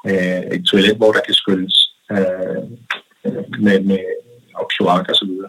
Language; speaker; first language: Danish; non-native, local second language; Kalaallisut